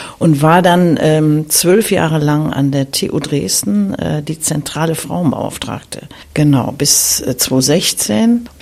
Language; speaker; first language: German; native; German